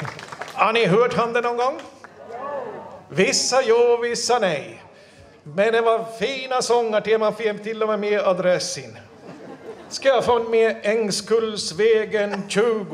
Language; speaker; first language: Swedish; native; Swedish